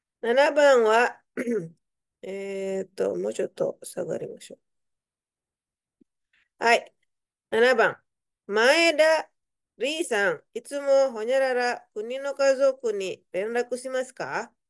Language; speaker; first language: Japanese; non-native, fluent; Indonesian